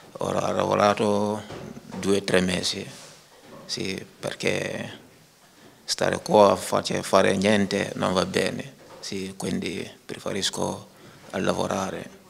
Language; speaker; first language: Italian; non-native, learner; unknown